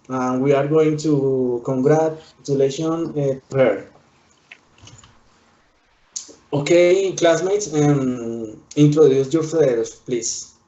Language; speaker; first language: English; non-native, learner; Spanish